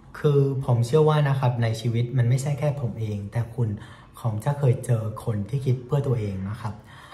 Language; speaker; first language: Thai; non-native, fluent; Vietnamese